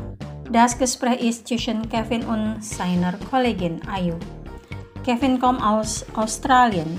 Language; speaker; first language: German; non-native, fluent; Indonesian